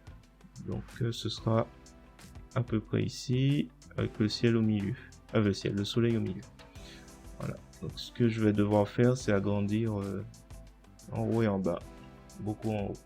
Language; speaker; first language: French; native; French